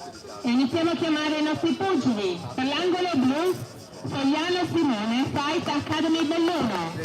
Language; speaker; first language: Italian; native; Italian